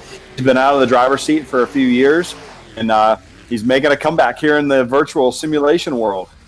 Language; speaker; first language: English; native; English